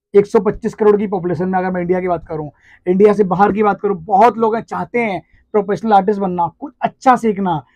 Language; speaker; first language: Hindi; native; Hindi